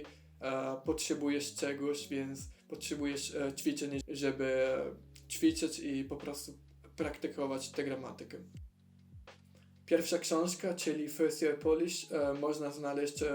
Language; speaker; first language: Polish; non-native, fluent; Italian